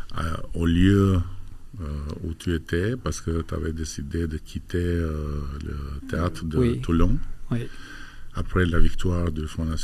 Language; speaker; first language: French; non-native, fluent; Albanian